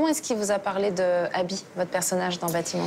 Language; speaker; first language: French; native; French